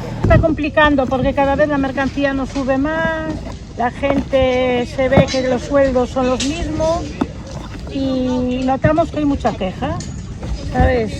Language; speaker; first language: Spanish; native; Spanish